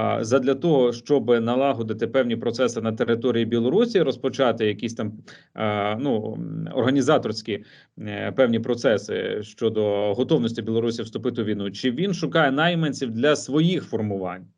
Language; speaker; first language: Ukrainian; native; Ukrainian